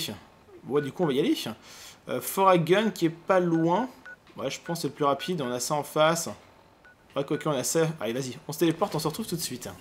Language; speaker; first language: French; native; French